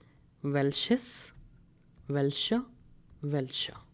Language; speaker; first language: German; non-native, fluent; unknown